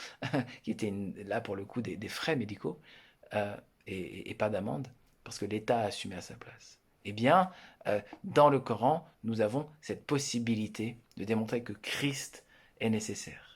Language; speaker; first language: French; native; French